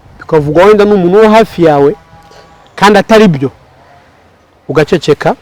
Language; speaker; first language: Kinyarwanda; early bilingual, heritage; Kinyarwanda